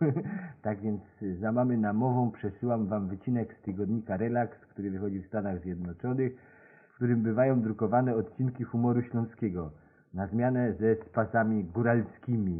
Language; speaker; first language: Polish; native; Polish